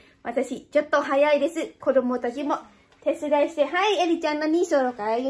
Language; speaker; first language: Japanese; non-native, fluent; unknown